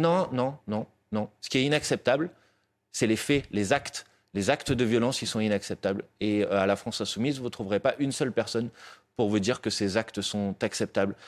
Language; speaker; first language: French; native; French